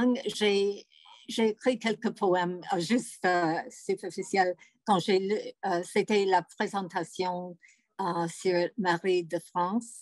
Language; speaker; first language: French; non-native, fluent; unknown